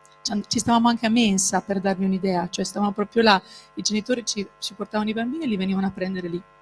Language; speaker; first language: Italian; native; Italian